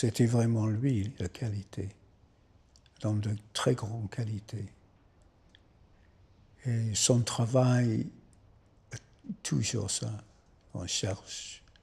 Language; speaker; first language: French; non-native, fluent; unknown